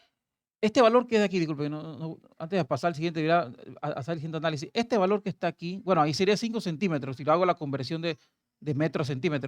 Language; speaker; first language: Spanish; native; Spanish